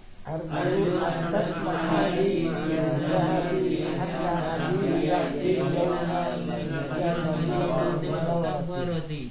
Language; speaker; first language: Arabic; non-native, learner; Indonesian